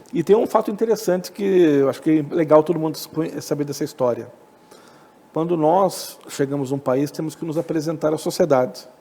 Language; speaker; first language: Portuguese; native; Portuguese